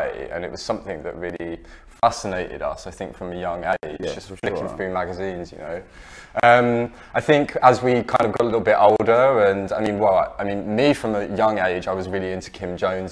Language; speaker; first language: English; native; English